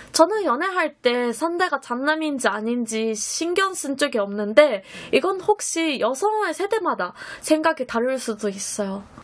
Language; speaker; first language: Korean; non-native, fluent; Japanese